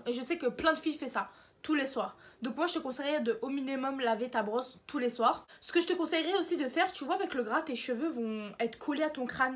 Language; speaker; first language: French; native; French